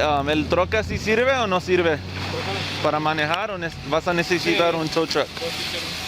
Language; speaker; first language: Spanish; early bilingual, heritage; English